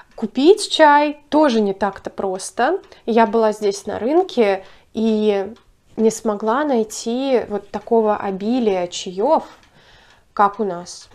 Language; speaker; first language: Russian; native; Russian